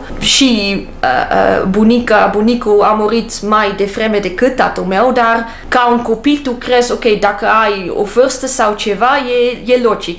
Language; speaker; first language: Romanian; non-native, learner; English